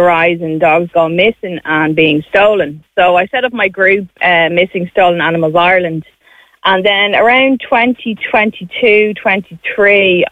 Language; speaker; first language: English; native; English